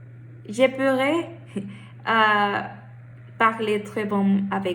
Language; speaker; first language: French; non-native, learner; Spanish